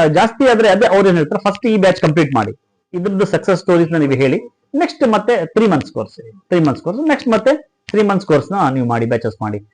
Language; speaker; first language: Kannada; non-native, local second language; Urdu